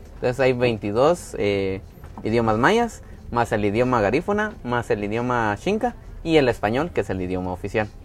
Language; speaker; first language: Spanish; native; Spanish